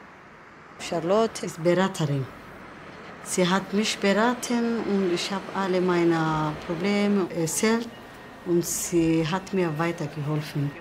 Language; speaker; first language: German; non-native, learner; Somali